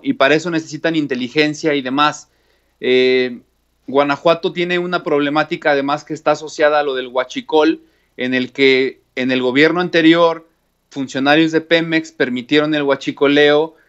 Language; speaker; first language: Spanish; native; Spanish